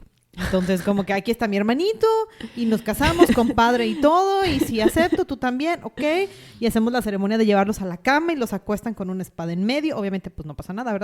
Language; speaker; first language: Spanish; native; Spanish